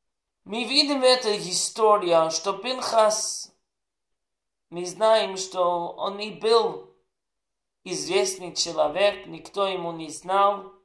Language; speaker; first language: Russian; non-native, learner; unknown